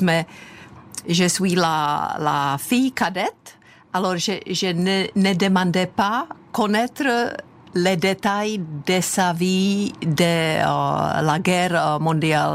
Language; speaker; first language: French; non-native, fluent; Czech